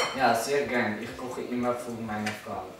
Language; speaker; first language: German; non-native, learner; Arabic